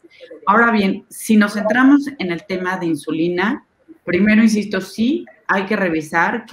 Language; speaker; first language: Spanish; native; Spanish